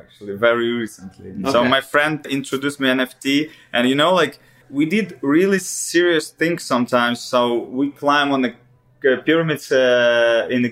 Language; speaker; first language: English; non-native, learner; Russian